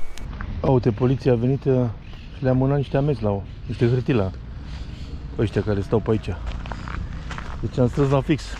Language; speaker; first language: Romanian; native; Romanian